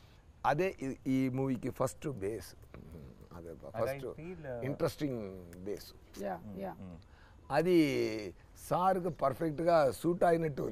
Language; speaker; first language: Telugu; non-native, learner; Tamil